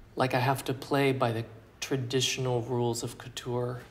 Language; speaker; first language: English; native; English